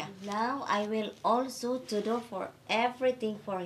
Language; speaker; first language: English; non-native, learner; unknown